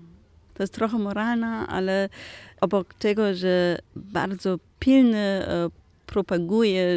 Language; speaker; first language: Polish; non-native, learner; German